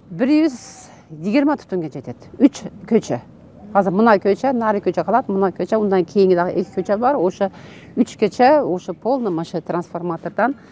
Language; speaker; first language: Kyrgyz; non-native, local second language; Uzbek